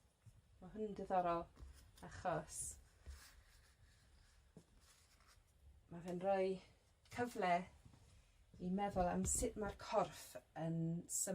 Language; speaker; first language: Welsh; non-native, local second language; English